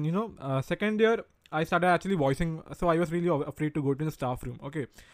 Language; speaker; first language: English; non-native, local second language; Hindi